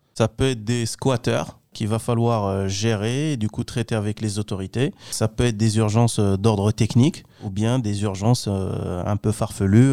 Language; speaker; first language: French; non-native, local second language; Arabic